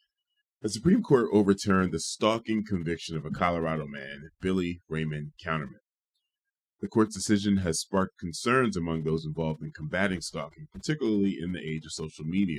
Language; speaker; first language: English; native; English